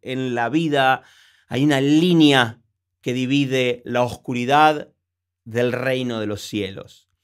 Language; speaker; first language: Spanish; native; Spanish